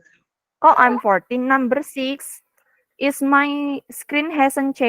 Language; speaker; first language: English; non-native, fluent; Indonesian